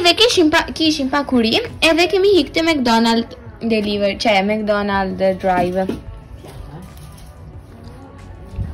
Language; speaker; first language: Albanian; early bilingual, heritage; Albanian